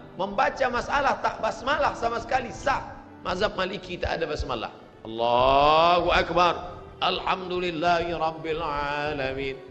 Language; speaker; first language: Malay; native; Malay